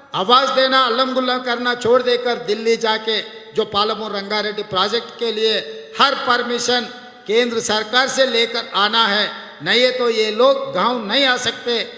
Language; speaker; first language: Hindi; non-native, local second language; Telugu